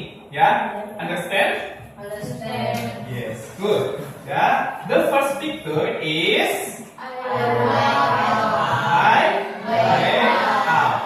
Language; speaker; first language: English; non-native, learner; Indonesian